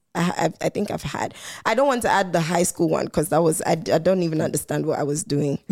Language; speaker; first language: English; non-native, local second language; Ewe